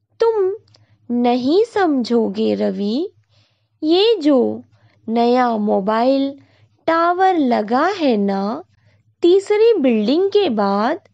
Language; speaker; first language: Hindi; non-native, local second language; Marathi